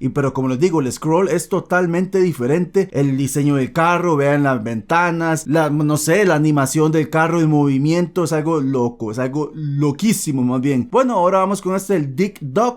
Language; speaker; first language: Spanish; native; Spanish